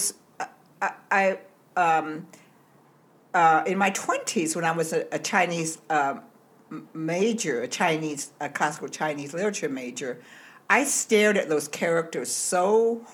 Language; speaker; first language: English; early bilingual, other home language; Cantonese